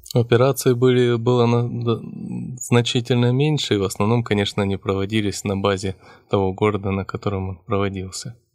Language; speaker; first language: Russian; native; Russian